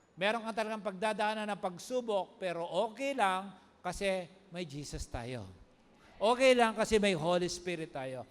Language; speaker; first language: Filipino; non-native, local second language; Pampanga